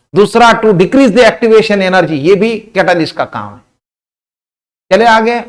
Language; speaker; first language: Hindi; non-native, local second language; Marathi